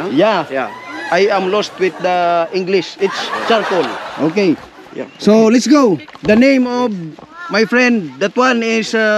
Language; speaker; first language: English; non-native, local second language; Waray